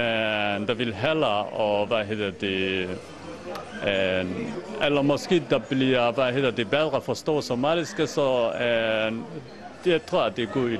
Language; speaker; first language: Danish; non-native, fluent; Somali